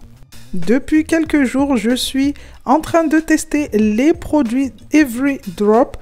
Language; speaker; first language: French; non-native, local second language; Comorian